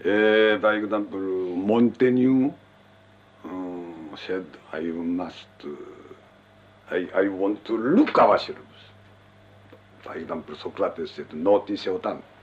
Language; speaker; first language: English; non-native, learner; Japanese